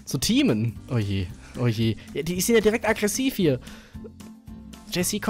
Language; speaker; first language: German; native; German